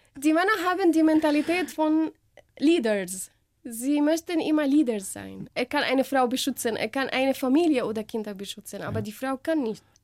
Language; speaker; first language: German; non-native, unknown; Arabic